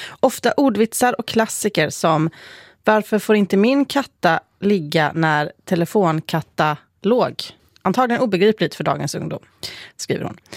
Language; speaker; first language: Swedish; native; Swedish